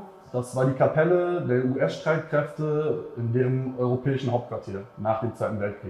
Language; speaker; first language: German; native; German